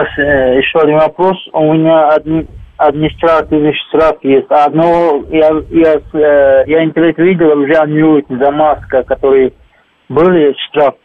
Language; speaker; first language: Russian; non-native, learner; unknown